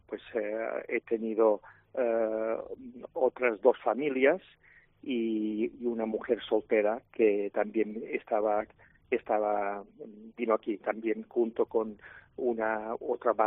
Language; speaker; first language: Spanish; non-native, local second language; Catalan